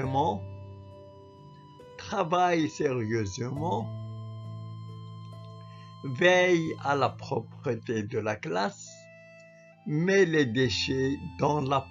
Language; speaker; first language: French; non-native, fluent; Arabic